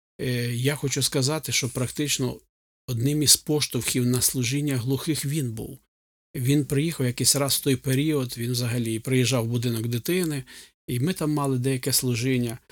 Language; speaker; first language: Ukrainian; native; Ukrainian